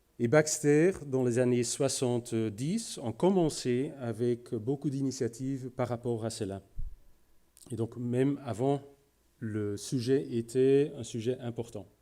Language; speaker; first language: French; non-native, local second language; Dutch